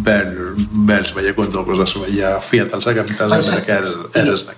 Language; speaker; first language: Hungarian; non-native, fluent; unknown